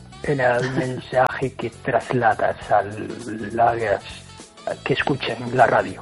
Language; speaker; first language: Spanish; non-native, fluent; English